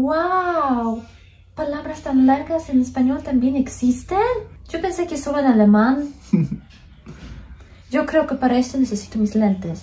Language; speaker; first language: Spanish; non-native, fluent; Polish